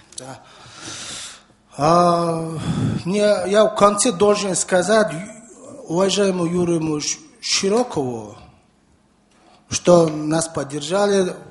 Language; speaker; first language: Russian; non-native, learner; Mongolian